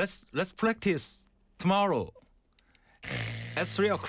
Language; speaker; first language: English; non-native, learner; Korean